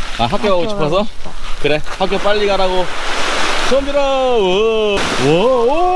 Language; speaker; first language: Korean; native; Korean